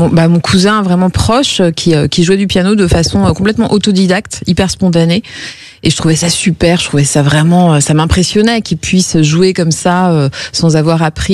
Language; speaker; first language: French; native; French